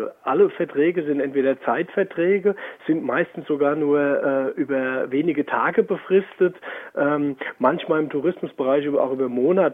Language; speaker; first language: German; native; German